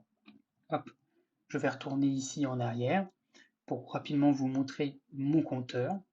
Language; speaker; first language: French; native; French